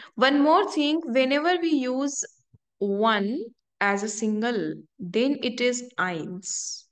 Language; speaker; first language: English; non-native, local second language; Hindi